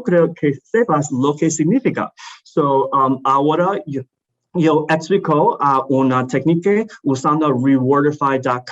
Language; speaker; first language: Spanish; non-native, learner; English